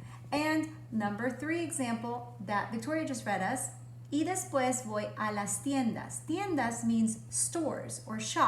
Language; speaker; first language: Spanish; non-native, fluent; English